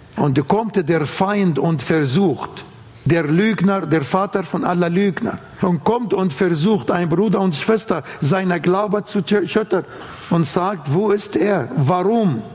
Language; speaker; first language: German; non-native, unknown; Arabic